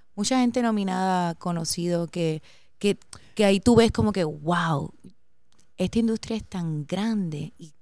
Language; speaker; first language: Spanish; native; Spanish